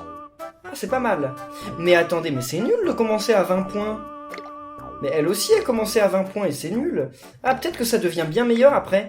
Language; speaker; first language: French; native; French